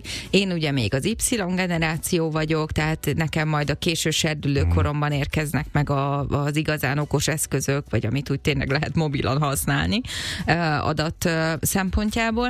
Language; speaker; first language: Hungarian; native; Hungarian